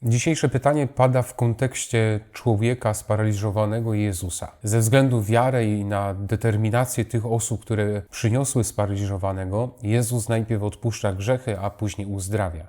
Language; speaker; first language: Polish; native; Polish